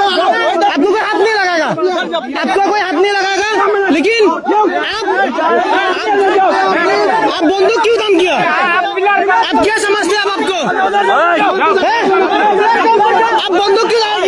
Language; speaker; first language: Hindi; non-native, learner; Bangla